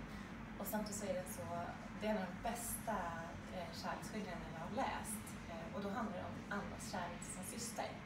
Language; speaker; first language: Swedish; native; Swedish